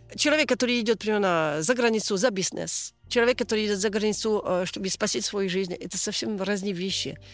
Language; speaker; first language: Russian; non-native, fluent; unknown